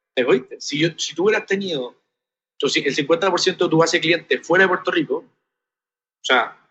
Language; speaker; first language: Spanish; native; Spanish